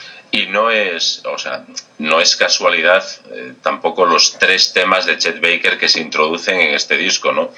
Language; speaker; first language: Spanish; native; Spanish